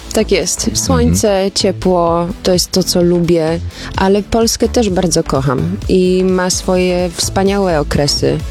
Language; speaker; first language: Polish; early bilingual, heritage; Polish